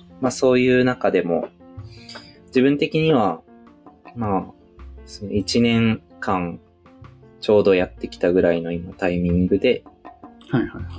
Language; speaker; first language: Japanese; native; Japanese